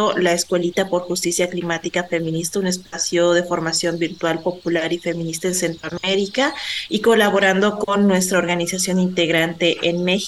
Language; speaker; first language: Spanish; native; Spanish